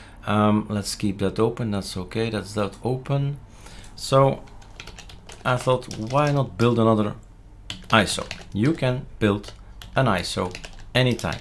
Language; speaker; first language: English; non-native, fluent; Dutch